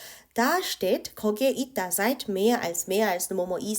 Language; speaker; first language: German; non-native, fluent; Korean